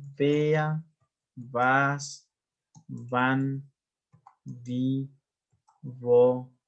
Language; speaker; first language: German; non-native, learner; Spanish